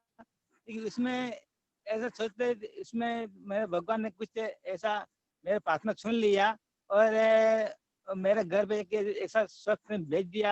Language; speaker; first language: Hindi; non-native, local second language; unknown